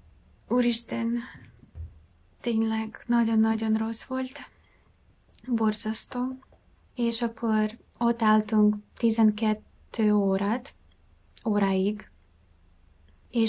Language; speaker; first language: Hungarian; non-native, fluent; Ukrainian